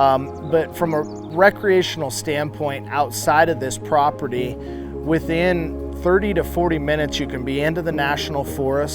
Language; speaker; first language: English; native; English